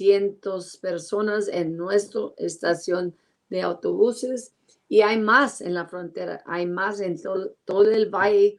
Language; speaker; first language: Spanish; non-native, learner; English